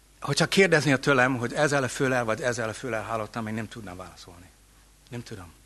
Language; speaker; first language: Hungarian; non-native, fluent; English